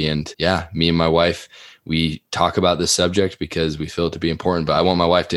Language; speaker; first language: English; native; English